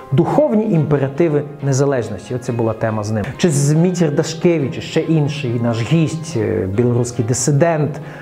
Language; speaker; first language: Ukrainian; non-native, fluent; Russian